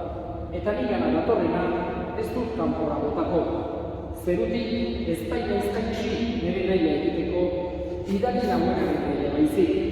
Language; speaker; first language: Basque; native; Basque